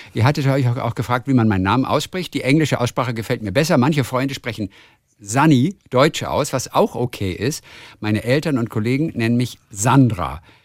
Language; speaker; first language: German; native; German